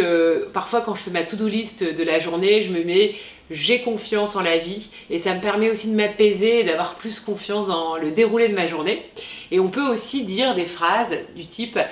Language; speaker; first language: French; native; French